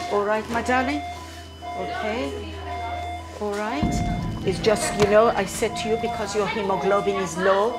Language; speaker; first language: English; non-native, fluent; Persian